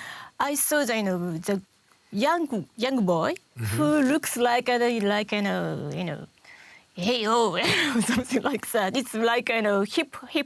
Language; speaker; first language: English; non-native, learner; Japanese